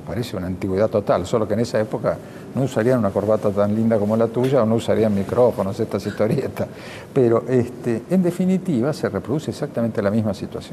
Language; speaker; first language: Spanish; native; Spanish